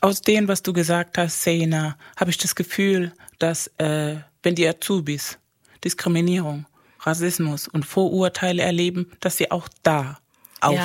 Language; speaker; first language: German; non-native, fluent; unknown